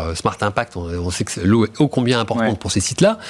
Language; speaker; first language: French; native; French